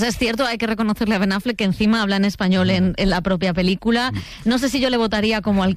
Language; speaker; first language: Spanish; native; Spanish